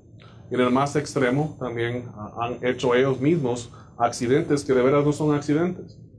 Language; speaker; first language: Spanish; native; Spanish